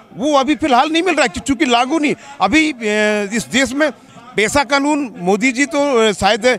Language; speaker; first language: Hindi; native; Hindi